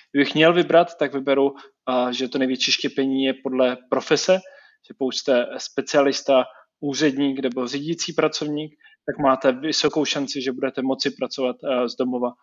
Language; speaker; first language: Czech; native; Czech